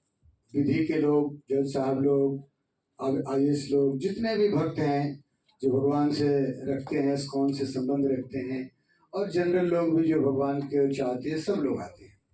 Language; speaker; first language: Hindi; native; Hindi